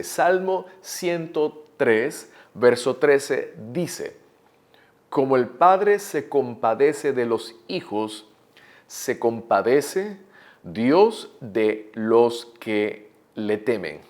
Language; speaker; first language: Spanish; native; Spanish